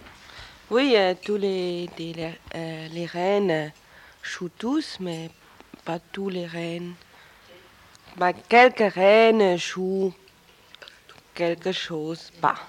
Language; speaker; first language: French; non-native, local second language; German